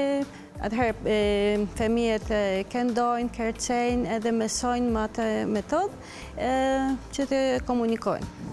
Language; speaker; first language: Albanian; non-native, learner; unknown